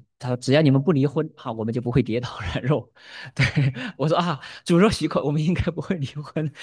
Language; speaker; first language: Chinese; native; Chinese